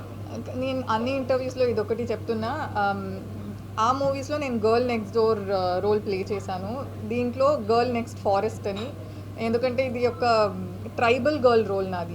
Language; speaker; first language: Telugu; non-native, fluent; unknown